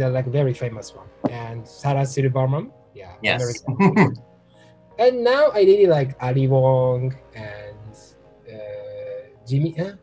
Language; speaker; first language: English; non-native, learner; Japanese